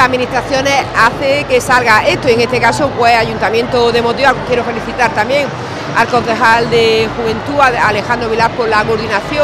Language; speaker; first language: Spanish; native; Spanish